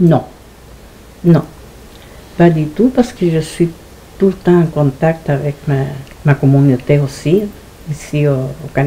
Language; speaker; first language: French; non-native, fluent; Spanish